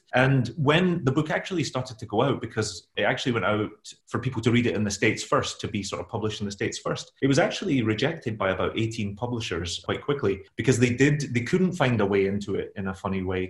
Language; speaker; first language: English; native; English